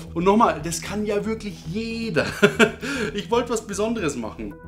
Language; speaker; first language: German; native; German